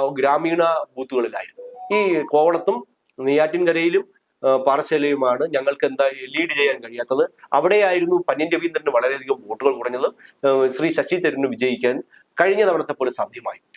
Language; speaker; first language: Malayalam; native; Malayalam